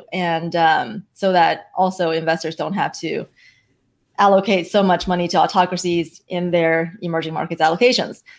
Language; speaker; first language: English; early bilingual, other home language; Chinese